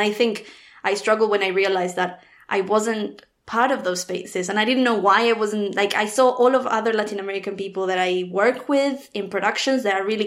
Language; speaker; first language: English; non-native, fluent; Spanish